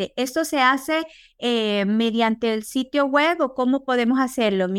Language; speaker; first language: Spanish; native; Spanish